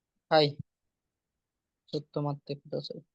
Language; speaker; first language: Japanese; non-native, learner; Bangla